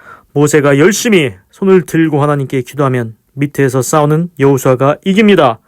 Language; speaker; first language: Korean; native; Korean